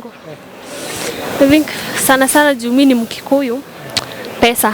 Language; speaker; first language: Swahili; non-native, local second language; Kikuyu